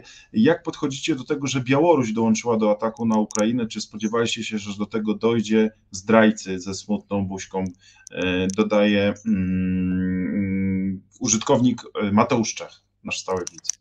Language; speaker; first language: Polish; native; Polish